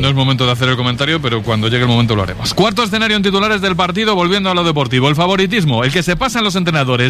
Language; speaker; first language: Spanish; native; Spanish